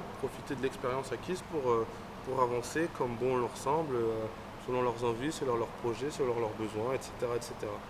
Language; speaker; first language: French; native; French